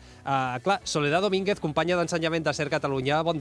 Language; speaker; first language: Catalan; native; Catalan